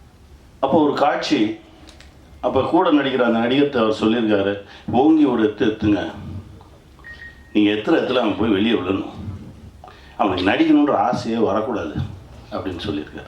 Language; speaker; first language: Tamil; native; Tamil